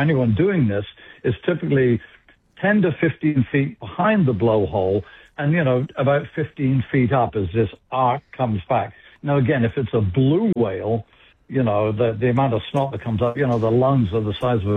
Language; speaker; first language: English; native; English